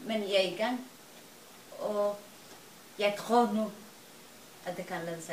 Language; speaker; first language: Danish; non-native, learner; Somali